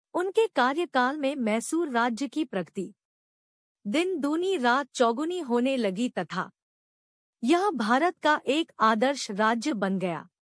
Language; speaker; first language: Hindi; native; Hindi